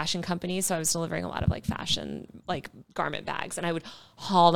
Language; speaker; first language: English; native; English